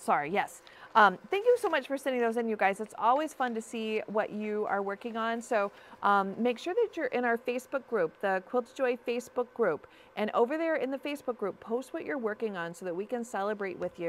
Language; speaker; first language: English; native; English